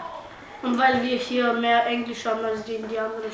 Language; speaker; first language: German; early bilingual, other home language; Bulgarian